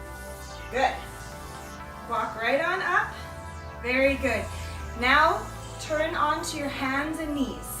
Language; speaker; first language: English; native; English